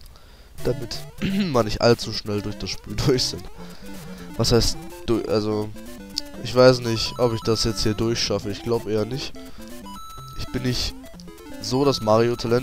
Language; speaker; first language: German; native; German